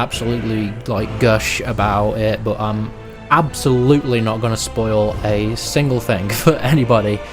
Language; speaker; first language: English; native; English